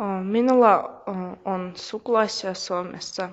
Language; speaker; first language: Finnish; non-native, learner; Russian